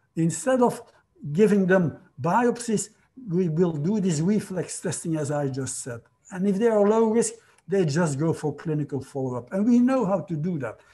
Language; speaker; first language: English; non-native, fluent; Dutch